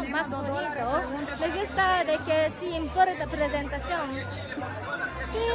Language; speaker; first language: Spanish; non-native, learner; Japanese